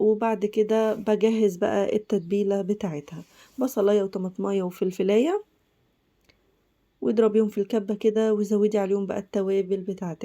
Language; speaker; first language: Arabic; native; Arabic